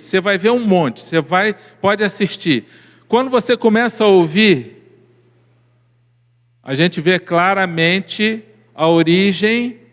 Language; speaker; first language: Portuguese; native; Portuguese